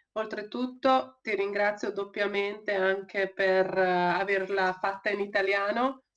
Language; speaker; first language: Italian; native; Italian